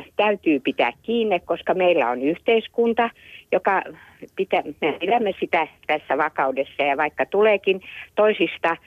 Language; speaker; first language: Finnish; native; Finnish